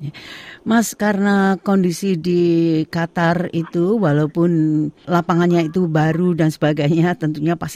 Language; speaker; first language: Indonesian; native; Indonesian